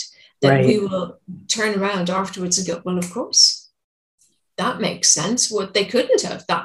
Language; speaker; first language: English; native; English